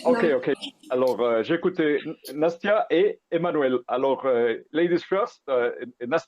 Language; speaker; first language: French; non-native, fluent; Spanish